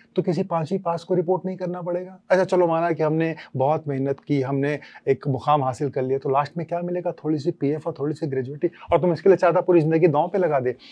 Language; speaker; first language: Hindi; native; Hindi